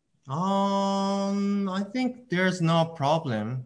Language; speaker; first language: English; non-native, fluent; Japanese